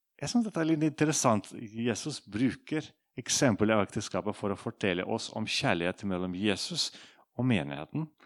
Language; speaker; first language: Norwegian; non-native, fluent; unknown